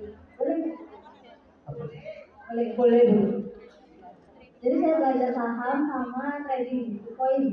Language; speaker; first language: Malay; non-native, local second language; Javanese